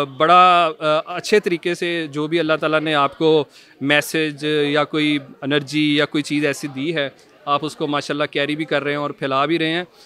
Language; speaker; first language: Urdu; non-native, local second language; Punjabi